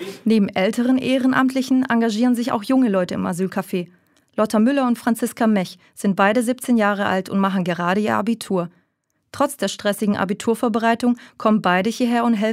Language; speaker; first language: German; native; German